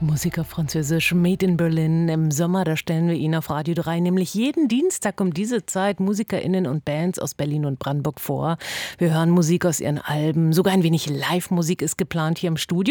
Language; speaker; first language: German; native; German